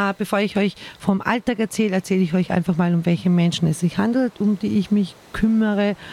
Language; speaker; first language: German; early bilingual, other home language; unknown